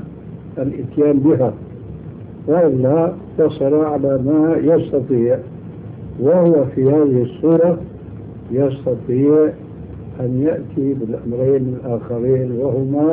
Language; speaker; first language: Arabic; early bilingual, other home language; Albanian